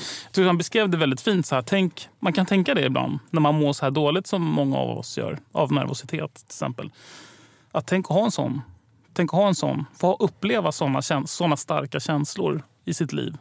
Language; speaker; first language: Swedish; native; Swedish